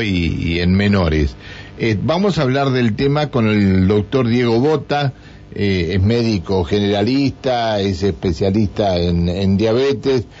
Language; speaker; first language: Spanish; native; Spanish